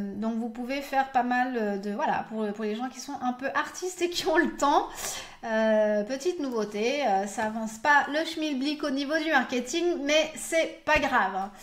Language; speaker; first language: French; native; French